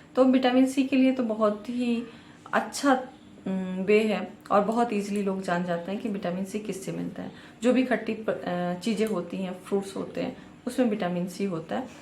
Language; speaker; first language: Hindi; native; Hindi